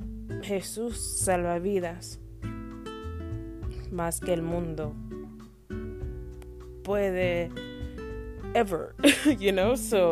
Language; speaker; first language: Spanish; non-native, learner; English